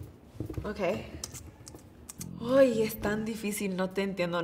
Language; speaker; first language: Spanish; non-native, learner; English